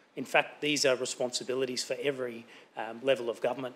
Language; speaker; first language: English; native; English